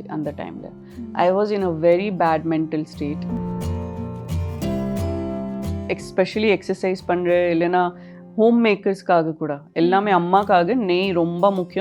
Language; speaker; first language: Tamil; non-native, fluent; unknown